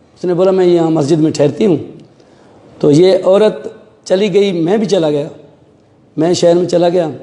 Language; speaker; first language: Urdu; non-native, local second language; Sindhi